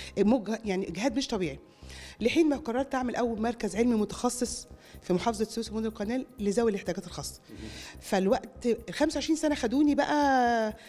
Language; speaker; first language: Arabic; native; Arabic